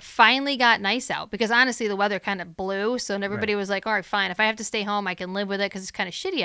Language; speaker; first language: English; native; English